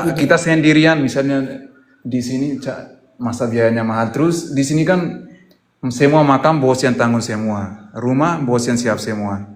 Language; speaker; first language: Indonesian; non-native, local second language; Tetum